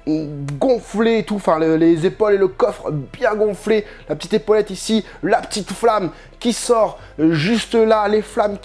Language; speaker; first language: French; native; French